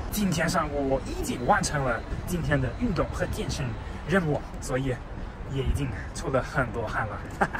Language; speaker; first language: Chinese; non-native, fluent; German